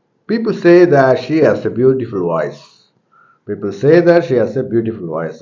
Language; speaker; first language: English; non-native, local second language; Tamil